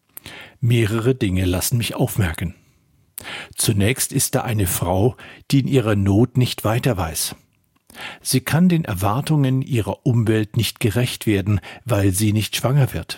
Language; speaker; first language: German; native; German